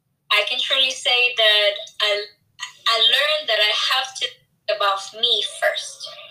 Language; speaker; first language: English; non-native, fluent; Spanish